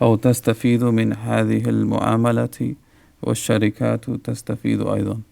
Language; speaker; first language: Arabic; non-native, learner; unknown